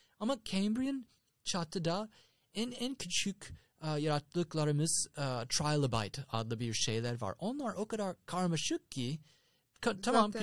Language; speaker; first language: Turkish; non-native, fluent; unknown